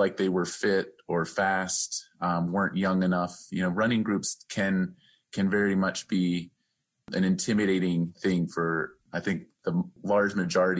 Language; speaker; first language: English; native; English